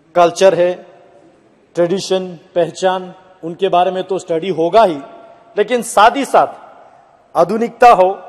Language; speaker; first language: Hindi; native; Hindi